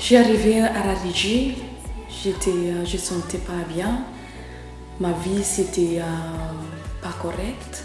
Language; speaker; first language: French; non-native, learner; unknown